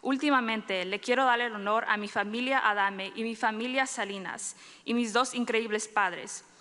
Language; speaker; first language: Spanish; early bilingual, heritage; Spanish